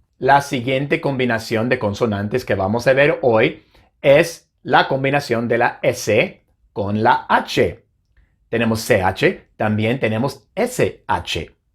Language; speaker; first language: Spanish; non-native, fluent; English